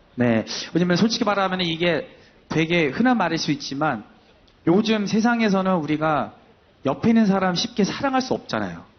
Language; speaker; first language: Korean; early bilingual, heritage; Korean